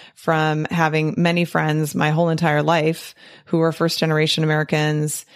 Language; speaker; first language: English; native; English